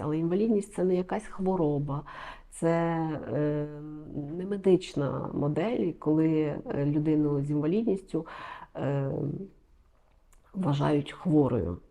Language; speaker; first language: Ukrainian; native; Ukrainian